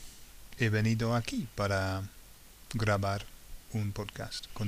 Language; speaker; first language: Spanish; non-native, fluent; English